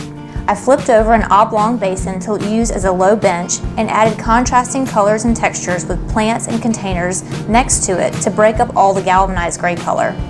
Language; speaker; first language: English; native; English